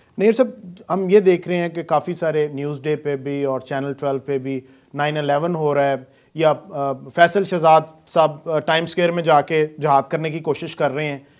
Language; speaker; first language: Urdu; native; Urdu